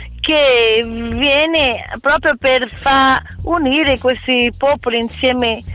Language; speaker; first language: Italian; non-native, fluent; Portuguese